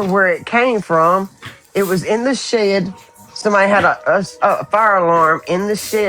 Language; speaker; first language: English; native; English